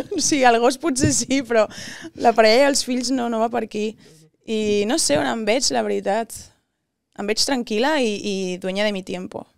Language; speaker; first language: Catalan; non-native, local second language; Spanish